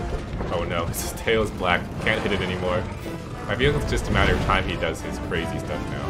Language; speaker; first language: English; native; English